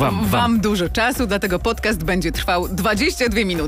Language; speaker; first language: Polish; native; Polish